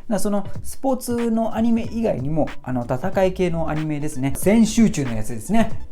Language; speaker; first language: Japanese; non-native, fluent; Malay